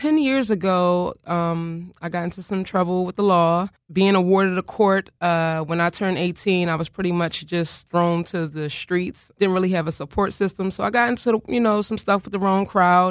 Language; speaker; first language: English; native; English